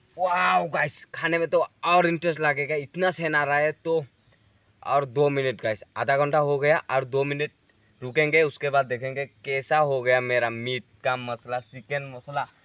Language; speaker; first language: Hindi; non-native, local second language; Assamese